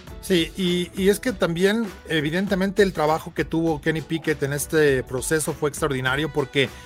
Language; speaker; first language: Spanish; native; Spanish